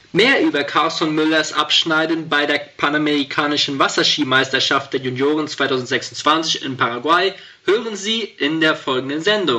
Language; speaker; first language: German; non-native, local second language; Plautdietsch